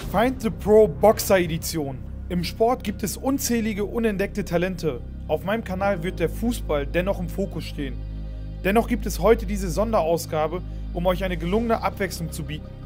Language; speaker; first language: German; early bilingual, other home language; Kurdish